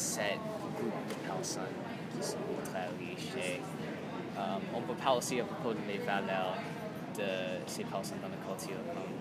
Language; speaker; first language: French; non-native, learner; English